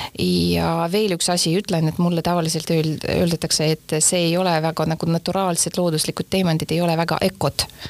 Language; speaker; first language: Estonian; non-native, local second language; Russian